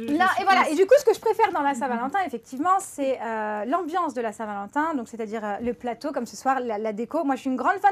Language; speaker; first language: French; native; French